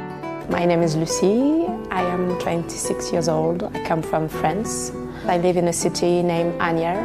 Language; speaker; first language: English; non-native, fluent; French